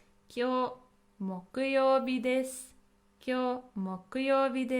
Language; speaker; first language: Japanese; non-native, fluent; English